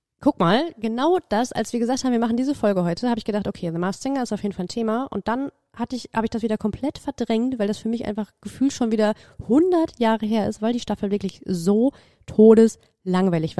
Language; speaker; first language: German; native; German